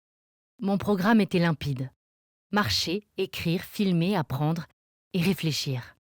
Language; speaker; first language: French; native; French